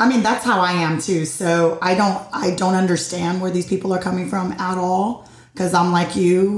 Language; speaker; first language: English; early bilingual, other home language; Spanish